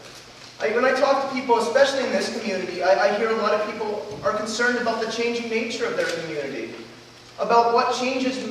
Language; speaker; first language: English; native; English